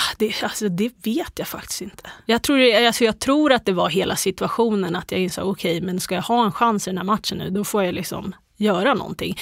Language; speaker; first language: Swedish; native; Swedish